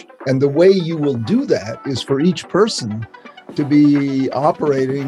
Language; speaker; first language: English; native; English